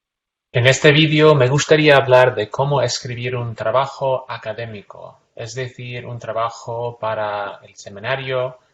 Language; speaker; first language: Spanish; non-native, fluent; English